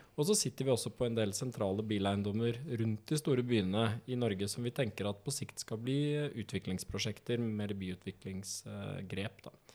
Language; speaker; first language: Norwegian; native; Norwegian